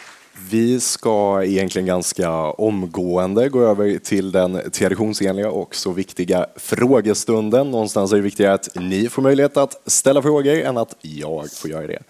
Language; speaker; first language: Swedish; native; Swedish